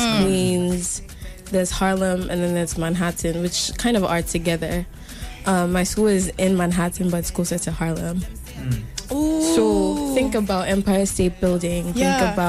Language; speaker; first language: English; non-native, local second language; Akan